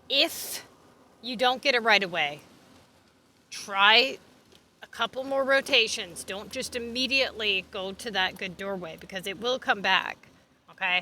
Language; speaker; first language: English; native; English